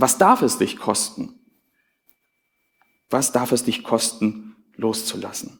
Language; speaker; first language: German; native; German